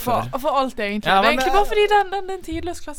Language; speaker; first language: Norwegian; native; Norwegian